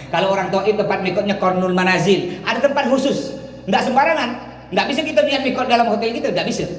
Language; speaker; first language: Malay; native; Malay